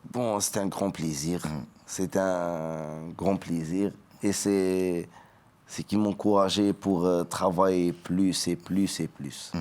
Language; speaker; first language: French; non-native, learner; Arabic